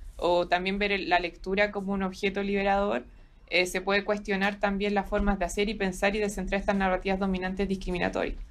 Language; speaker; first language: Spanish; native; Spanish